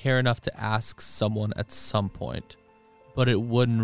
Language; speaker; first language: English; non-native, fluent; Polish